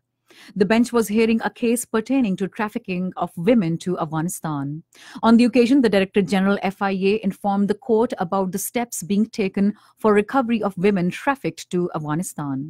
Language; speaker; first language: English; non-native, local second language; Urdu